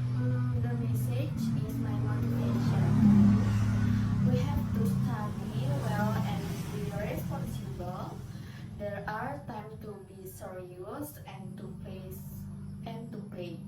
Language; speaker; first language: English; non-native, learner; Indonesian